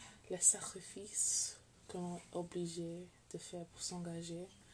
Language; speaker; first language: French; non-native, learner; English